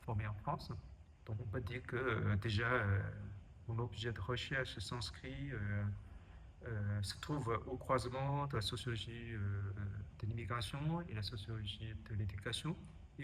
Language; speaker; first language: French; non-native, fluent; Chinese